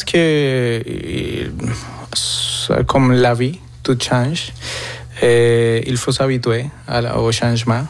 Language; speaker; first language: French; non-native, fluent; Spanish